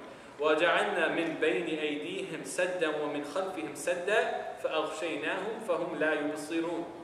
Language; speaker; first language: Arabic; non-native, fluent; English